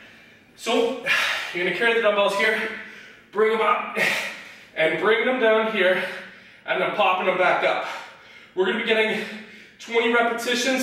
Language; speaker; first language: English; native; English